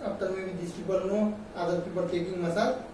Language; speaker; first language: English; non-native, learner; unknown